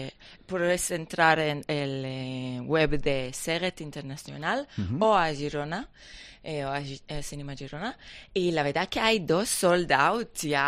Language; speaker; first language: Spanish; non-native, learner; Hebrew